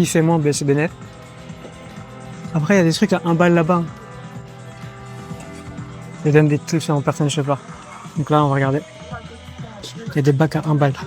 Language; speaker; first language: French; native; French